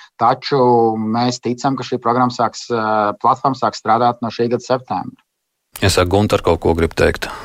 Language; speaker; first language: Latvian; native; Latvian